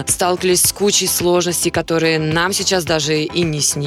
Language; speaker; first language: Russian; native; Russian